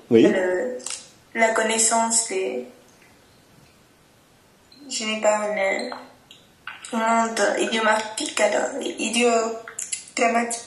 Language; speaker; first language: French; non-native, fluent; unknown